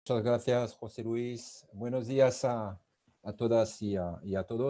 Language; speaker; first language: Spanish; non-native, fluent; French